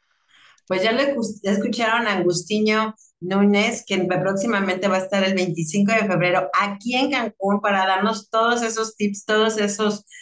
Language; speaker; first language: Spanish; native; Spanish